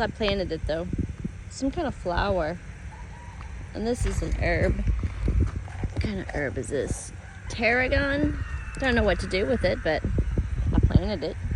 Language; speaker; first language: English; native; English